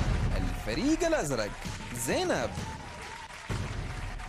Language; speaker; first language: Arabic; native; Arabic